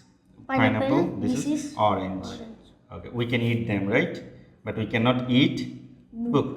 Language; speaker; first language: English; non-native, fluent; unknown